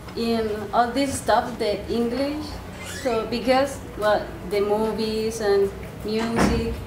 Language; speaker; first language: English; non-native, fluent; Spanish